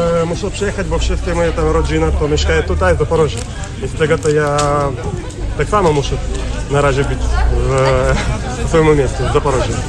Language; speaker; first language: Polish; non-native, learner; Ukrainian